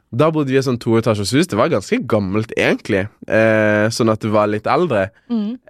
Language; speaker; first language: Norwegian; early bilingual, other home language; Kinyarwanda